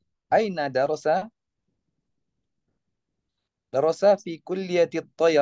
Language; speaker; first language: Arabic; non-native, learner; Indonesian